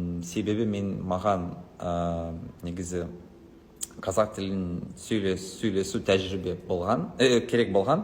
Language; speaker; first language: Kazakh; non-native, learner; Lithuanian